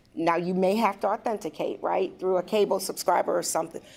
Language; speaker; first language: English; native; English